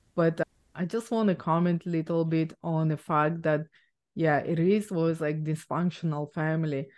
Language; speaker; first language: English; non-native, fluent; Ukrainian